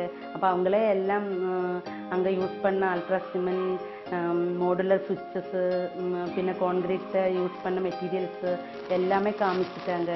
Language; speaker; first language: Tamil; non-native, learner; Malayalam